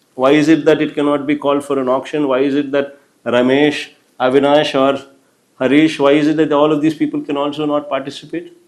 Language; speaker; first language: English; non-native, local second language; Telugu